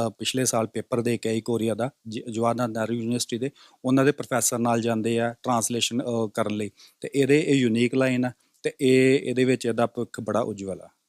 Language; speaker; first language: Punjabi; native; Punjabi